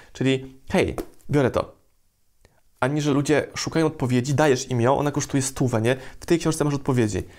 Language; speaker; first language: Polish; native; Polish